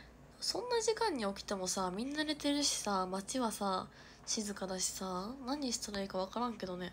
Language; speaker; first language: Japanese; native; Japanese